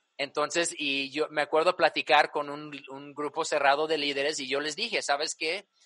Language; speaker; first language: Spanish; early bilingual, other home language; English